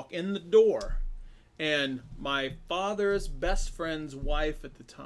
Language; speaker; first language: English; native; English